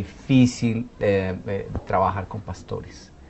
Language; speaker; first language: Spanish; native; Spanish